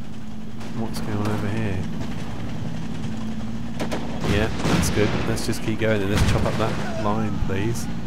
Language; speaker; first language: English; native; English